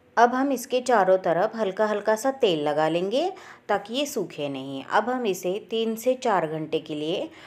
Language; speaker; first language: Hindi; native; Hindi